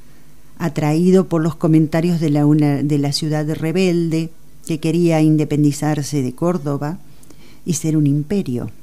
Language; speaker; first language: Spanish; native; Spanish